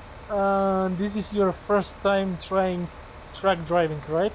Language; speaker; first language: English; non-native, fluent; Macedonian